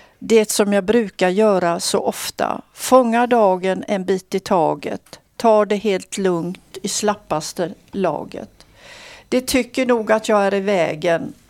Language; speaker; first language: Swedish; native; Swedish